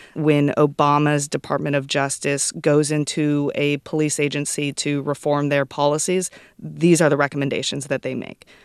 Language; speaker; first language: English; native; English